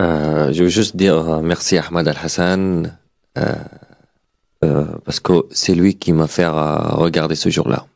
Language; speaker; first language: French; non-native, fluent; Arabic